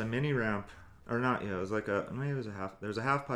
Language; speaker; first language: English; native; English